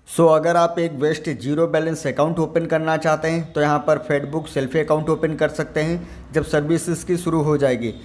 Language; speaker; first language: Hindi; native; Hindi